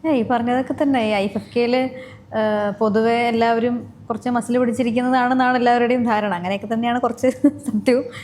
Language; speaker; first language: Malayalam; native; Malayalam